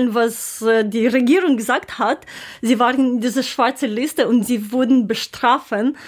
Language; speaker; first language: German; non-native, learner; Ukrainian